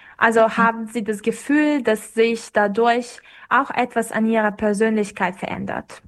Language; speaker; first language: German; non-native, fluent; Serbian